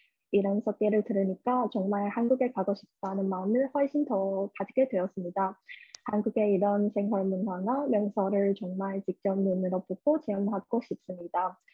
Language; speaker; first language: Korean; non-native, fluent; Chinese